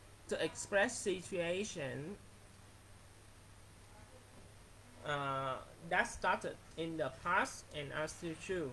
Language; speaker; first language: English; non-native, fluent; Vietnamese